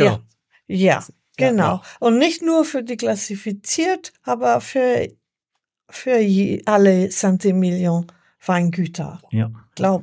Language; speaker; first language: German; non-native, learner; French